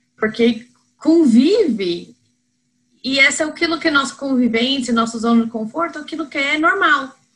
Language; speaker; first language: Portuguese; non-native, fluent; English